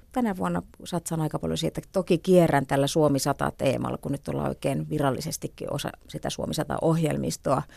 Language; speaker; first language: Finnish; native; Finnish